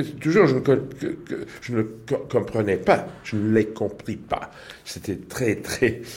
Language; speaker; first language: French; non-native, learner; English